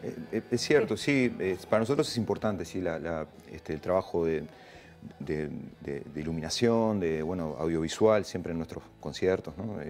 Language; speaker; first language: Spanish; native; Spanish